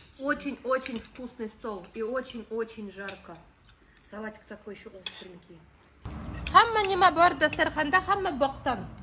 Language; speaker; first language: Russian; native; Russian